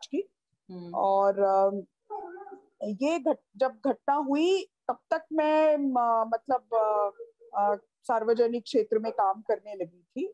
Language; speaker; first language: Hindi; native; Hindi